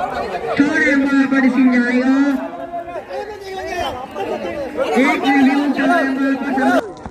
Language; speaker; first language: Hindi; native; Hindi